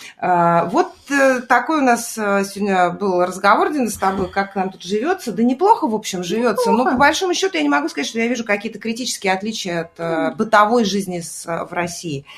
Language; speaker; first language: Russian; native; Russian